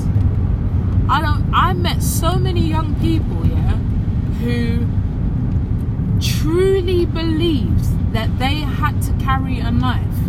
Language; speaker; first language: English; native; English